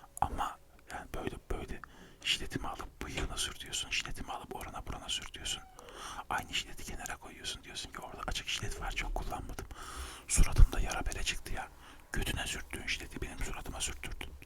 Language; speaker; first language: Turkish; native; Turkish